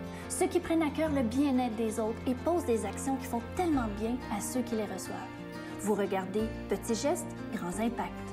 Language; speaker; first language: French; native; French